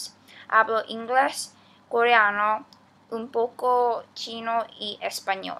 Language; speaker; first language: Spanish; non-native, learner; Korean